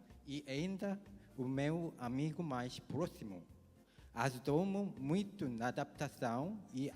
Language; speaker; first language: Portuguese; non-native, learner; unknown